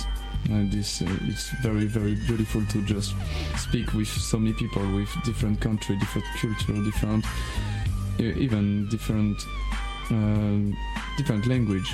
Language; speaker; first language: English; non-native, learner; French